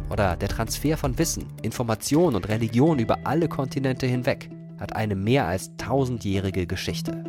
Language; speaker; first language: German; native; German